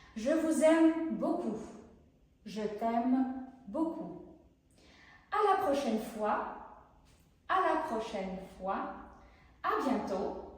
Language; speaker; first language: French; non-native, fluent; Ukrainian